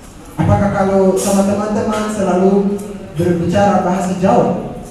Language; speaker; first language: Indonesian; non-native, fluent; Ganda